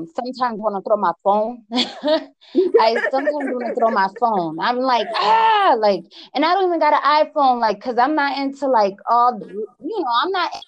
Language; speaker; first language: English; early bilingual, other home language; Spanish